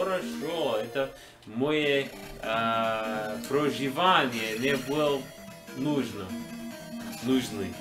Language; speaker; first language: Russian; non-native, learner; English